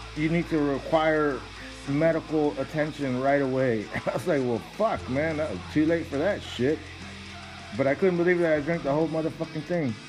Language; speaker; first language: English; native; English